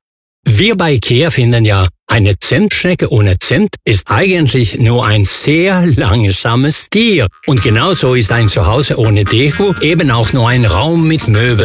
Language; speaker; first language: German; native; German